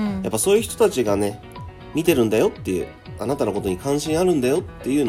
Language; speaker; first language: Japanese; native; Japanese